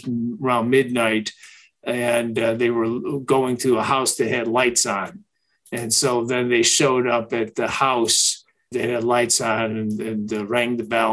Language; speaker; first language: English; native; English